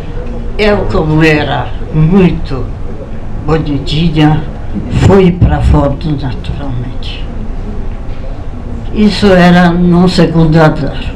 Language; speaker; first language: Portuguese; non-native, fluent; Polish